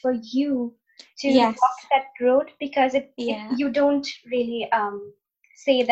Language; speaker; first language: English; non-native, local second language; Urdu